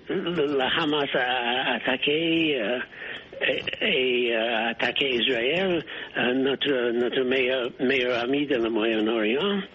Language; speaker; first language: French; non-native, fluent; English